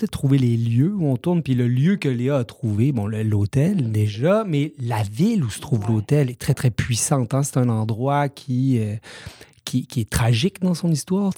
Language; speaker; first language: French; native; French